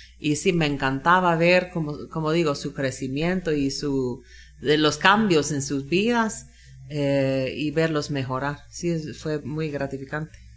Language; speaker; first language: Spanish; non-native, fluent; English